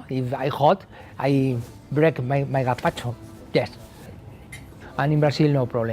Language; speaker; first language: English; non-native, learner; Spanish